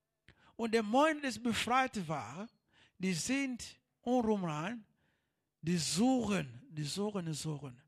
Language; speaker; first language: German; non-native, learner; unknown